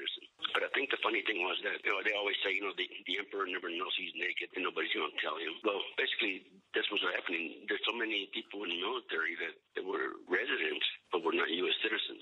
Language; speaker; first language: English; early bilingual, other home language; Spanish